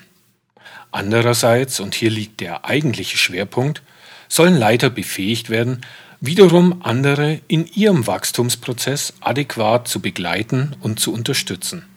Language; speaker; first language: German; native; German